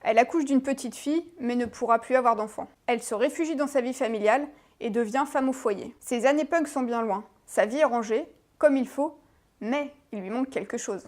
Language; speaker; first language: French; native; French